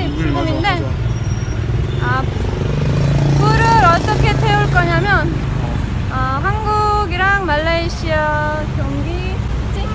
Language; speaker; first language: Korean; non-native, fluent; Romanian